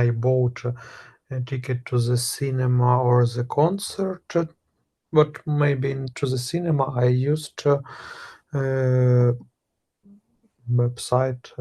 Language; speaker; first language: English; non-native, learner; Russian